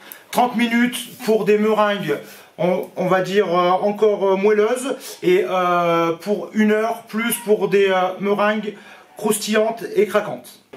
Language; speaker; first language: French; native; French